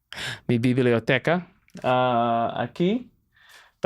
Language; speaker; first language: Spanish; non-native, learner; English